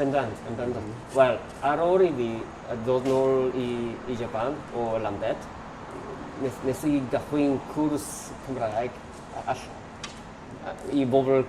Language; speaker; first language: Welsh; non-native, learner; Japanese